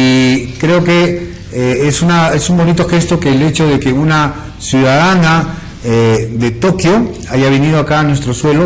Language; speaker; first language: Spanish; native; Spanish